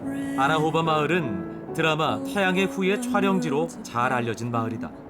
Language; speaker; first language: Korean; native; Korean